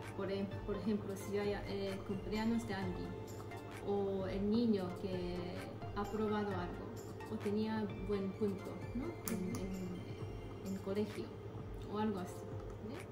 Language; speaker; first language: Spanish; non-native, fluent; Japanese